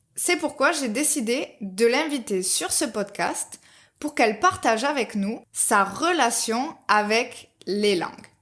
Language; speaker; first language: French; native; French